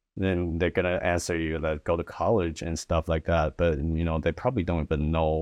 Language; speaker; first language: English; early bilingual, other home language; Chinese